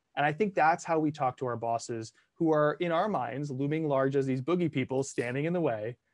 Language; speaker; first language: English; early bilingual, other home language; Italian